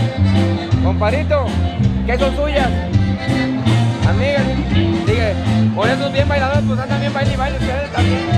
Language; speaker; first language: Spanish; native; Spanish